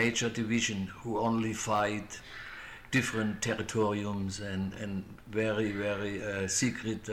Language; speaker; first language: English; non-native, fluent; German